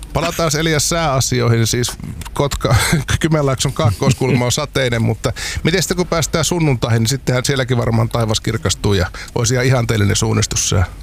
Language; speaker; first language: Finnish; native; Finnish